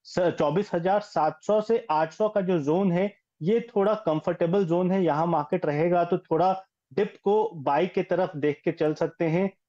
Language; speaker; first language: Hindi; native; Hindi